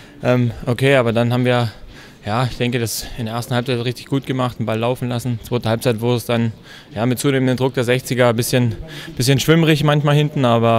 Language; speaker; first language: German; native; German